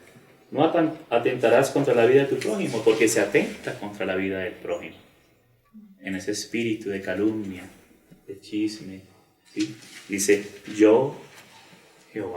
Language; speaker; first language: Spanish; native; Spanish